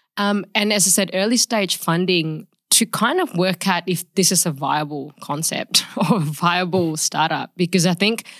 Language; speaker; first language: English; early bilingual, other home language; Indonesian